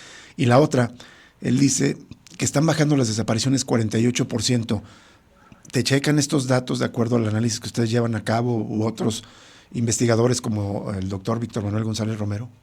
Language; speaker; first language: Spanish; native; Spanish